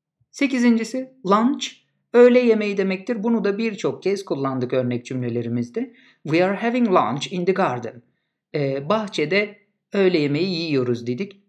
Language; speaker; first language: Turkish; native; Turkish